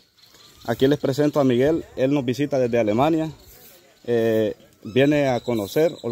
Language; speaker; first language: Spanish; native; Spanish